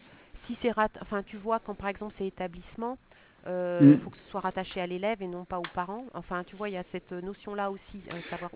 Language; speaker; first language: French; native; French